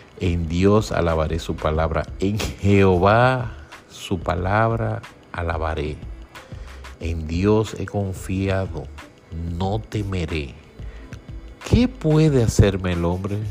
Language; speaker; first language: Spanish; native; Spanish